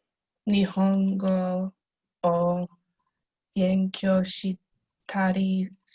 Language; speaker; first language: Japanese; non-native, learner; English